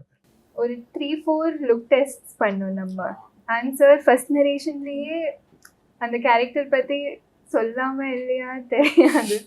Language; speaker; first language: Tamil; non-native, local second language; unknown